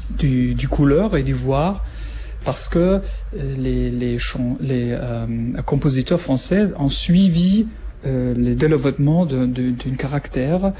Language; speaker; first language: French; non-native, learner; German